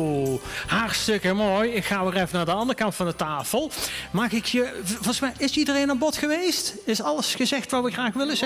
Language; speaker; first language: Dutch; native; Dutch